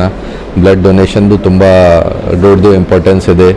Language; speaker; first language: Kannada; non-native, fluent; Hindi